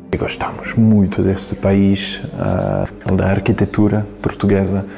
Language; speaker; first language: Portuguese; non-native, learner; French